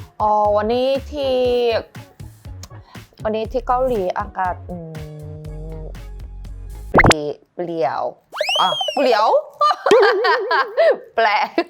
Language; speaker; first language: Thai; non-native, learner; Korean